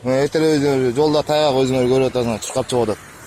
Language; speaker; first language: Kyrgyz; native; Kyrgyz